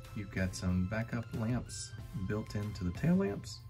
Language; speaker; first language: English; native; English